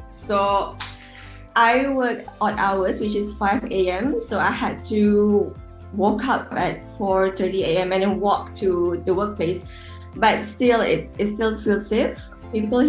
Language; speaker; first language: English; non-native, local second language; Malay